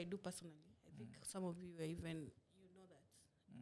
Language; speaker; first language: English; non-native, local second language; Swahili